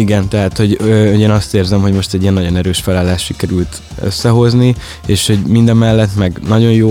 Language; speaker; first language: Hungarian; native; Hungarian